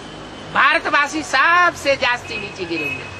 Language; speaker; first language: Hindi; native; Hindi